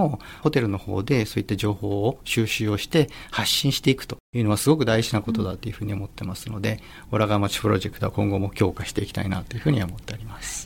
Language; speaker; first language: Japanese; native; Japanese